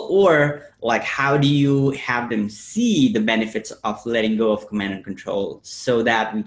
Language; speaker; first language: English; non-native, local second language; Nepali